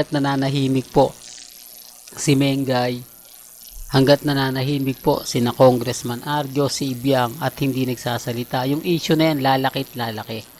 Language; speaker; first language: Filipino; native; Filipino